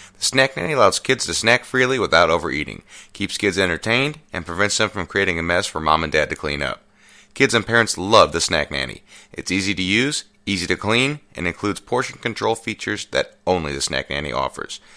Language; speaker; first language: English; native; English